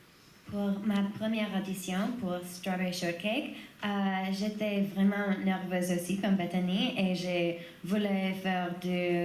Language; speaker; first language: French; non-native, learner; English